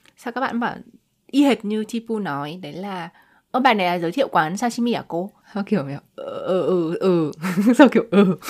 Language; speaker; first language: Vietnamese; native; Vietnamese